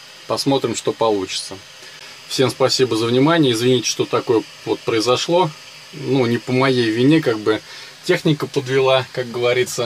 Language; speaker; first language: Russian; native; Russian